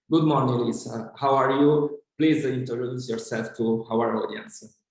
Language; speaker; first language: English; non-native, fluent; Italian